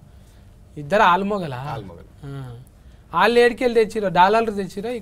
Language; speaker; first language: Telugu; native; Telugu